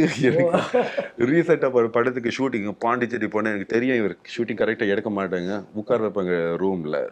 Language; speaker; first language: Tamil; non-native, local second language; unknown